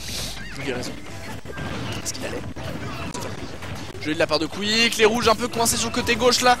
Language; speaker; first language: French; native; French